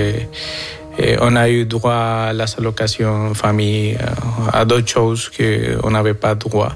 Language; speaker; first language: French; non-native, fluent; Spanish